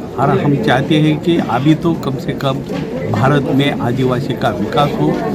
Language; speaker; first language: Hindi; non-native, local second language; Marathi